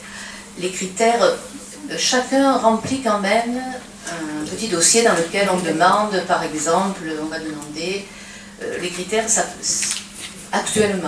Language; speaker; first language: French; native; French